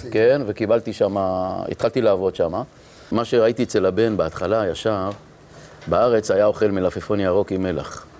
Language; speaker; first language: Hebrew; native; Hebrew